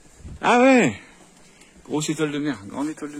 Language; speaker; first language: French; native; French